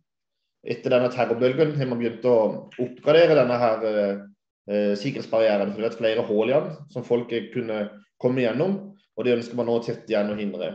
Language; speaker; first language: Norwegian; native; Norwegian